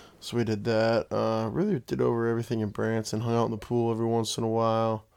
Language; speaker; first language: English; native; English